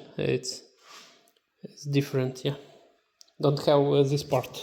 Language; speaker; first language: English; non-native, learner; Ukrainian